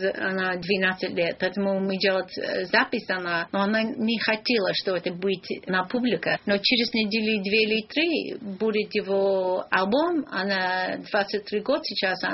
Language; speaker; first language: Russian; non-native, learner; English